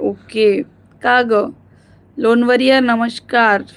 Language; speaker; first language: Hindi; non-native, local second language; Marathi